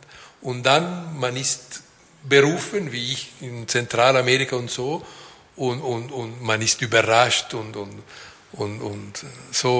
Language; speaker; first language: German; non-native, local second language; French